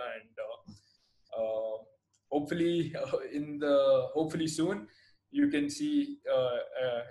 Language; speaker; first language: English; non-native, local second language; Telugu